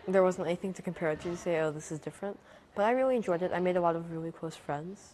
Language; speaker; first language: English; native; English